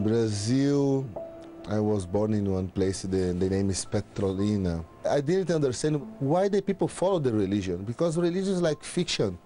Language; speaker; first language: English; non-native, learner; Portuguese